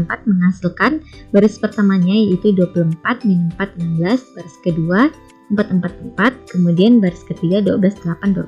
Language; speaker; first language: Indonesian; native; Indonesian